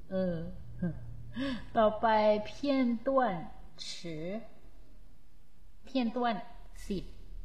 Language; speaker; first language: Thai; native; Thai